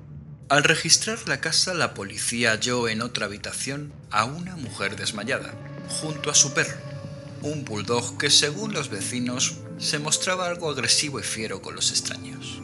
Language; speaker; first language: Spanish; native; Spanish